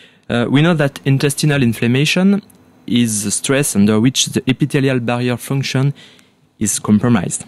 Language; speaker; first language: English; non-native, fluent; French